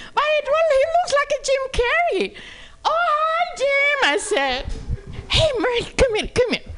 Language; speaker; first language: English; non-native, fluent; Indonesian